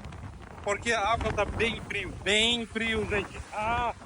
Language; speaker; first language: Portuguese; non-native, learner; Russian